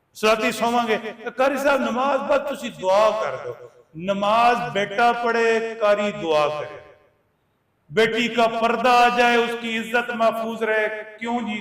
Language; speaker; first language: Urdu; non-native, local second language; Punjabi